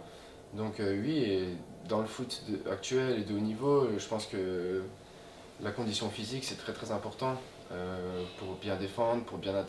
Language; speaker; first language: French; native; French